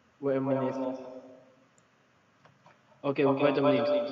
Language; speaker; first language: English; non-native, learner; Indonesian